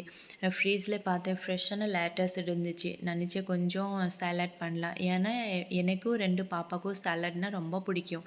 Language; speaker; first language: Tamil; non-native, fluent; Assamese